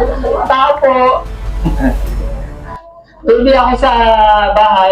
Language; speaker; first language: Filipino; non-native, local second language; Cebuano